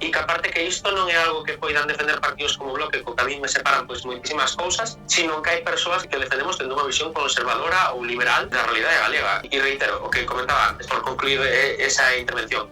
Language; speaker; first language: Galician; non-native, local second language; Spanish